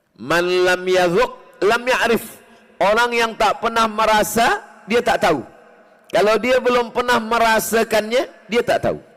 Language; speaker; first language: Malay; native; Malay